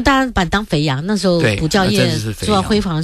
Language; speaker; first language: Chinese; native; Chinese